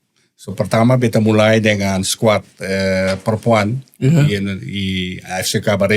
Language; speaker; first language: Indonesian; non-native, learner; Dutch